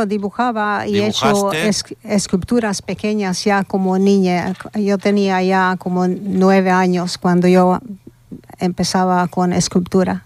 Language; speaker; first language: Spanish; non-native, learner; Hungarian